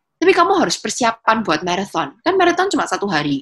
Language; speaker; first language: Indonesian; early bilingual, heritage; Indonesian